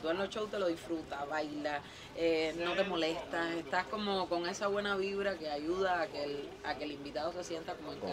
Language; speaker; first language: Spanish; native; Spanish